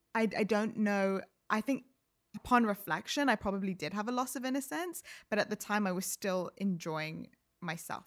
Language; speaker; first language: English; native; English